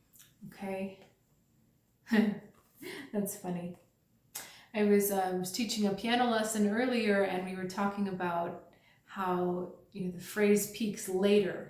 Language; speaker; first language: English; native; English